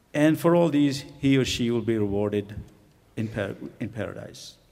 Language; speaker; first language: English; non-native, local second language; Urdu